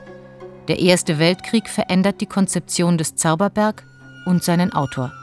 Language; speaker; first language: German; native; German